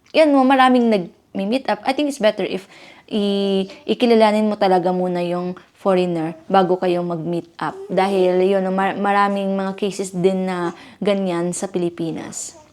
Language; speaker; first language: Filipino; native; Filipino